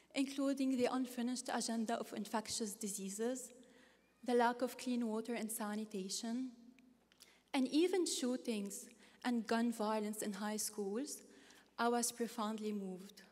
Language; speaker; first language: English; non-native, fluent; Arabic